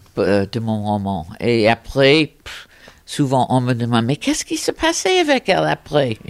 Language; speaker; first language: French; non-native, fluent; English